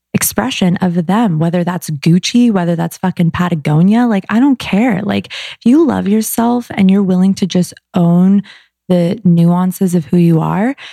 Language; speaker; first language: English; native; English